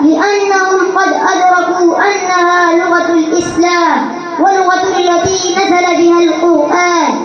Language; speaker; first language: Arabic; non-native, learner; Urdu